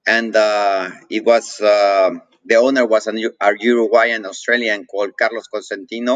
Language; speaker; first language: English; non-native, fluent; Spanish